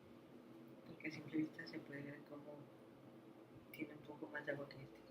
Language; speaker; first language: Spanish; native; Spanish